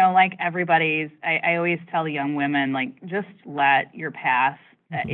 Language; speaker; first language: English; native; English